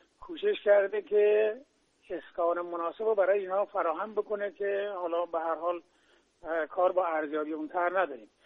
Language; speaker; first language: Persian; native; Persian